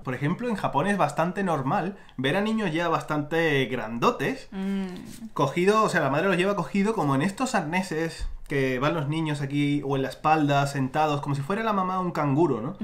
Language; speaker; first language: Spanish; native; Spanish